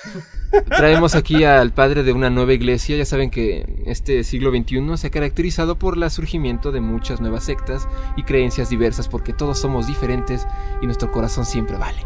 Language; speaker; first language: Spanish; native; Spanish